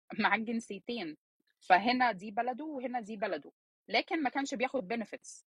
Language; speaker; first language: Arabic; early bilingual, heritage; Arabic